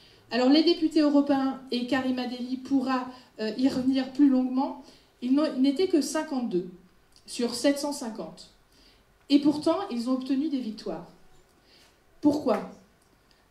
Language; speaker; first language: French; non-native, fluent; Dutch